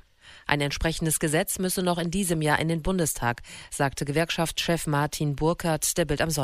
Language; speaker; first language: German; native; German